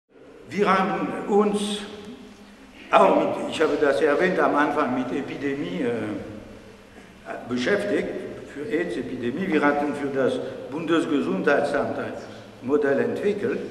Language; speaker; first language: German; non-native, fluent; French